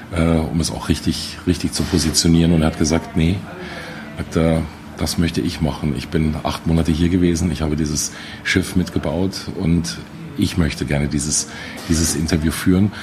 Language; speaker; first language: German; native; German